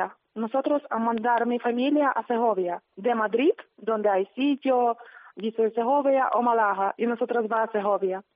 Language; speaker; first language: Spanish; non-native, learner; Ukrainian